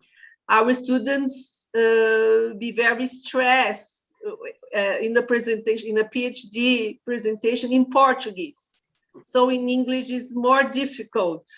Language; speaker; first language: English; non-native, fluent; Portuguese